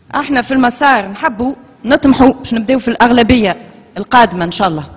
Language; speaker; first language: Arabic; native; Arabic